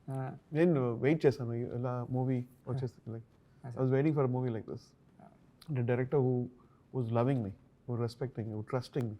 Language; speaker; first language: Telugu; non-native, learner; Tamil